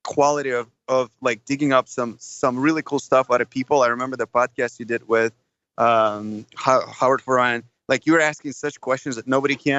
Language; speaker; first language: English; non-native, fluent; Russian